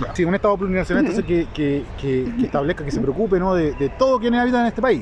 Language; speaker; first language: Spanish; native; Spanish